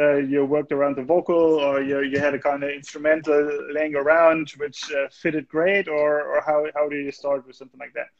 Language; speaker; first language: English; non-native, fluent; German